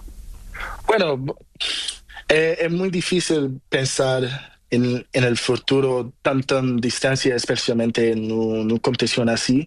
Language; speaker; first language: Spanish; non-native, learner; Portuguese